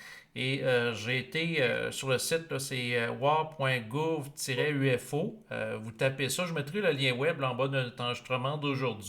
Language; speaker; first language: French; native; French